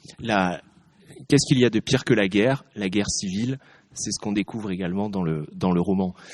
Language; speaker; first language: French; native; French